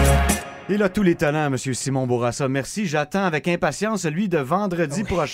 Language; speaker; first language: French; native; French